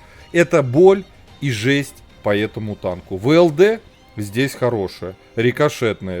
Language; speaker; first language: Russian; native; Russian